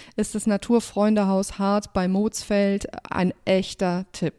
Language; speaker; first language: German; native; German